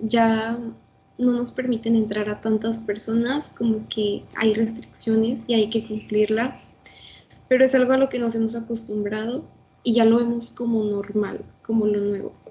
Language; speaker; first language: Spanish; native; Spanish